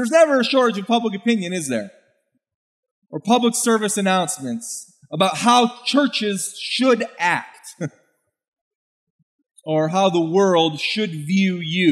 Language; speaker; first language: English; native; English